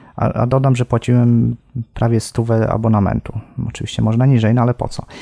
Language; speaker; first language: Polish; native; Polish